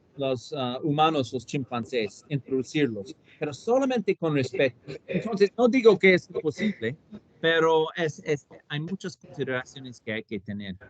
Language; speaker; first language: Spanish; non-native, fluent; English